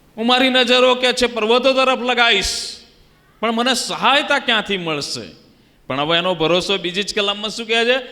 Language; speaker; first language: Gujarati; native; Gujarati